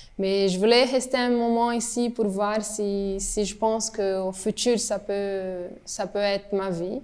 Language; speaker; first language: French; early bilingual, heritage; French